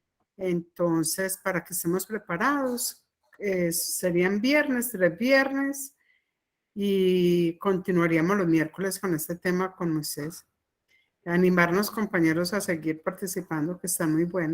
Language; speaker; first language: Spanish; native; Spanish